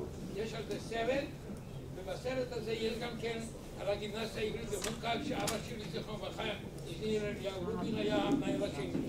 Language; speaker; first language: Hebrew; non-native, fluent; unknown